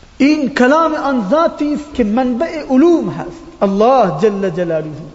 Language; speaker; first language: Persian; non-native, local second language; Baluchi